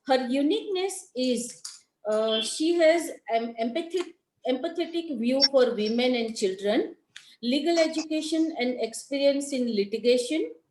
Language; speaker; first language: English; non-native, local second language; Gujarati